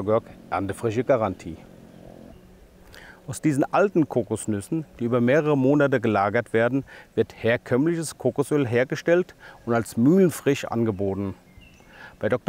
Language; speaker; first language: German; native; German